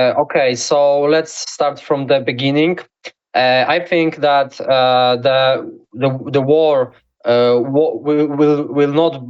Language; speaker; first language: English; non-native, learner; Polish